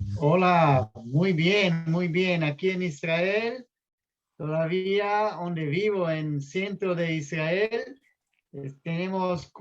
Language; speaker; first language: Spanish; non-native, fluent; Portuguese